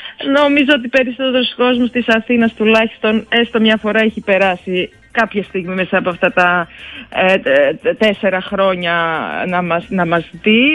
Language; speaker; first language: Greek; non-native, fluent; Georgian